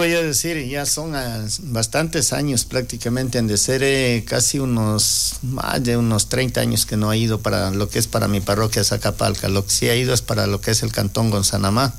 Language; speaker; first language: Spanish; native; Spanish